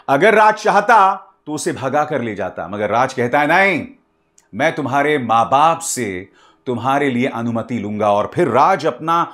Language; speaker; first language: Hindi; native; Hindi